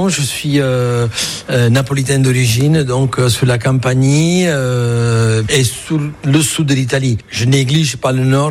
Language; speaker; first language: French; non-native, fluent; Italian